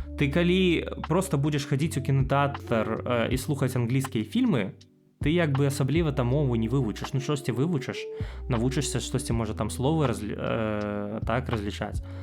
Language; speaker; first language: Belarusian; non-native, local second language; Russian